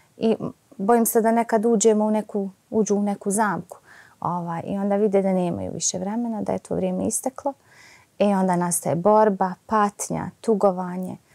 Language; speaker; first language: Croatian; native; Croatian